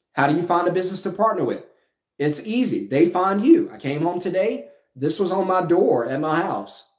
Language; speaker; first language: English; native; English